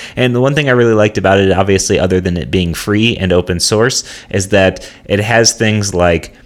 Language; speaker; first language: English; native; English